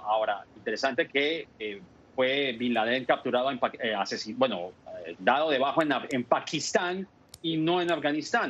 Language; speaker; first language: Spanish; native; Spanish